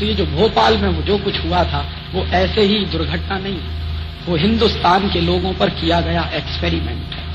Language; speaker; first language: Hindi; native; Hindi